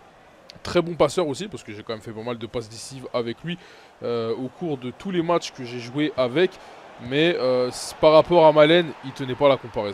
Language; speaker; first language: French; native; French